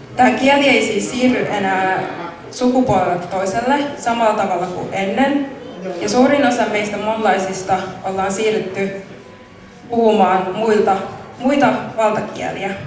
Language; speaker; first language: Finnish; early bilingual, other home language; Mon